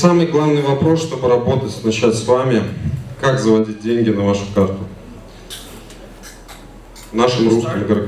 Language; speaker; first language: Russian; native; Russian